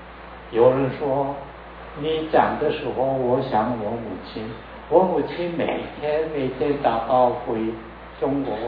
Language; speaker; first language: Chinese; non-native, learner; Korean